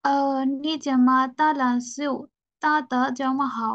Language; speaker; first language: Chinese; non-native, learner; Bangla